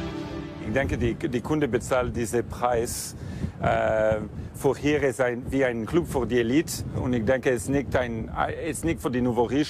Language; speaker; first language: German; non-native, fluent; Italian